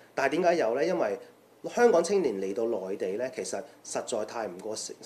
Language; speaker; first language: Chinese; non-native, local second language; Cantonese